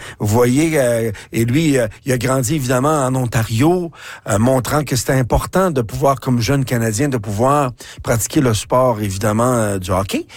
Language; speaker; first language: French; native; French